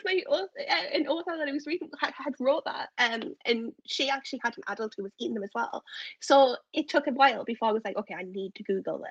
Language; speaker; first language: English; native; English